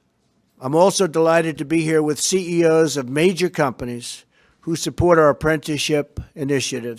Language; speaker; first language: English; native; English